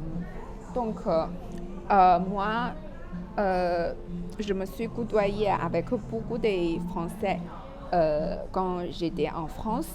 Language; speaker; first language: French; non-native, fluent; Chinese